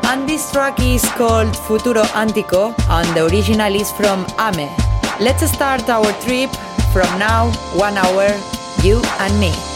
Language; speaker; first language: English; non-native, fluent; Spanish